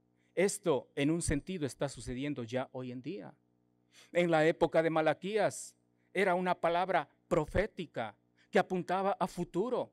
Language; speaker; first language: Spanish; native; Spanish